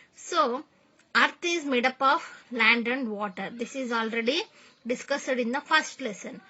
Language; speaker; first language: English; non-native, local second language; Kannada